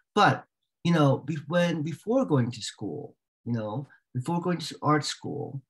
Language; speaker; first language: English; native; English